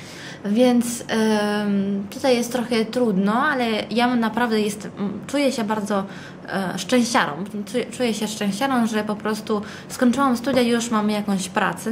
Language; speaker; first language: Polish; early bilingual, heritage; Italian